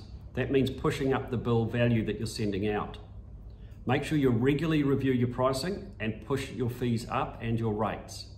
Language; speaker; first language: English; native; English